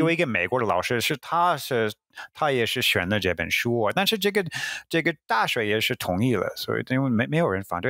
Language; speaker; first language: Chinese; non-native, fluent; English